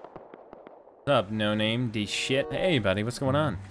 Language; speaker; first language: English; native; English